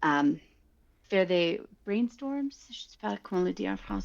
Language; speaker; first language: French; non-native, fluent; English